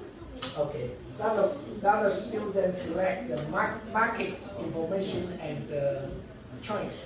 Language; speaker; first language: English; non-native, learner; Chinese